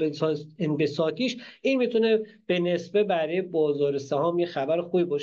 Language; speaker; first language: Persian; native; Persian